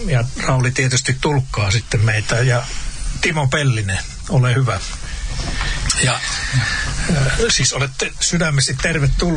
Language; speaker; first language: Finnish; native; Finnish